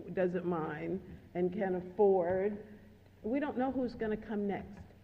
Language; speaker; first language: English; native; English